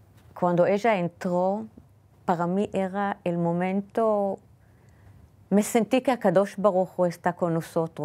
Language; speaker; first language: Spanish; non-native, fluent; Hebrew